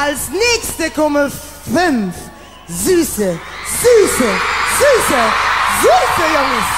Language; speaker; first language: German; non-native, learner; English